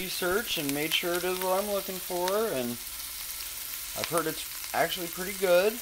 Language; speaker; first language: English; native; English